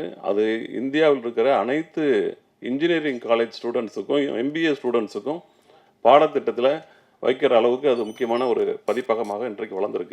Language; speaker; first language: Tamil; native; Tamil